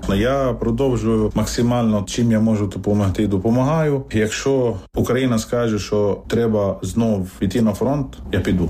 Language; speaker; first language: Ukrainian; non-native, fluent; Arabic